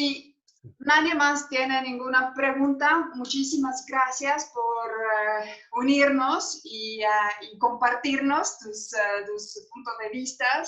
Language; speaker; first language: Spanish; non-native, learner; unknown